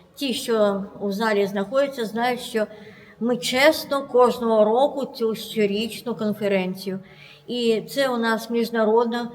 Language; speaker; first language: Ukrainian; non-native, local second language; Russian